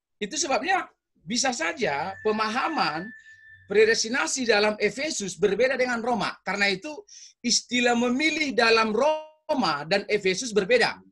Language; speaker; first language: Indonesian; native; Indonesian